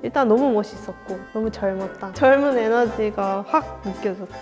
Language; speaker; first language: Korean; non-native, fluent; Japanese